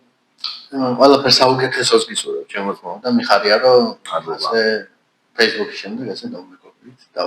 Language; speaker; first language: Georgian; native; Georgian